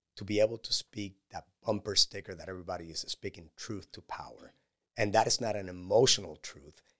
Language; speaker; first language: English; non-native, fluent; Spanish